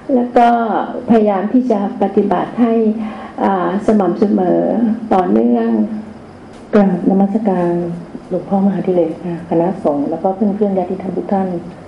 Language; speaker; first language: Thai; native; Thai